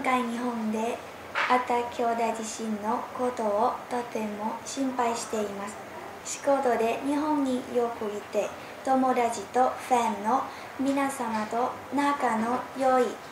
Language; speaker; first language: Japanese; non-native, learner; Thai